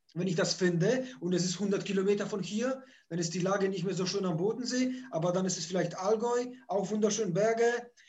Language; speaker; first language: German; early bilingual, other home language; Polish